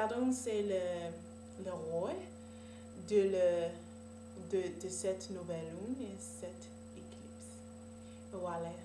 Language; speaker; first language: French; non-native, learner; English